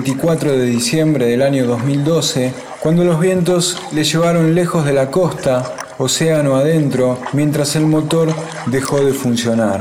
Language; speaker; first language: Spanish; native; Spanish